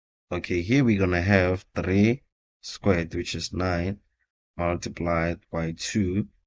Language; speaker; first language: English; non-native, local second language; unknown